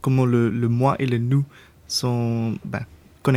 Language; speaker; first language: French; non-native, local second language; Dutch